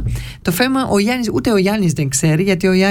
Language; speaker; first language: Greek; non-native, learner; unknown